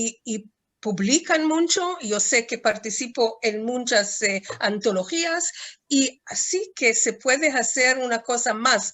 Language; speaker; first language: Spanish; non-native, fluent; Hebrew